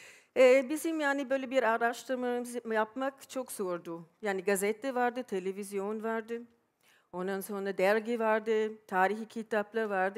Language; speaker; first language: Turkish; non-native, fluent; German